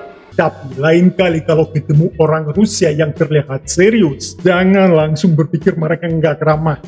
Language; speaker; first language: Indonesian; non-native, fluent; Russian